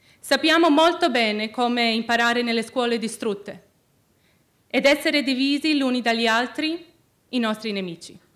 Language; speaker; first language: Italian; non-native, fluent; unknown